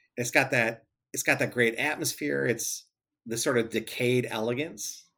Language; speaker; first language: English; native; English